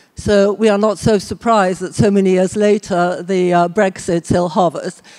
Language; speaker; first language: English; native; English